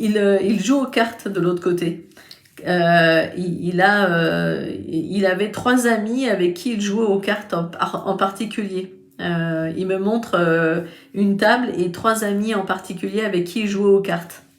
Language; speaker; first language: French; native; French